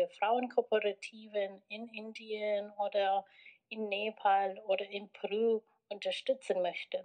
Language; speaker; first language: German; non-native, fluent; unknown